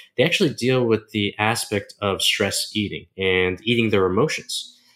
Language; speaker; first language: English; native; English